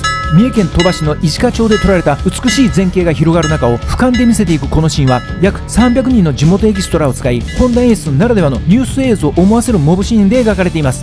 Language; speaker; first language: Japanese; native; Japanese